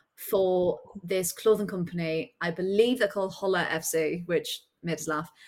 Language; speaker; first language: English; native; English